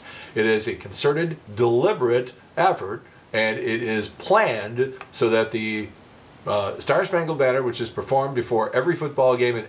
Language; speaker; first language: English; native; English